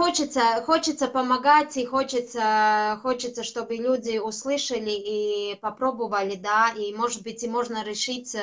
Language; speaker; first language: Russian; non-native, local second language; Latvian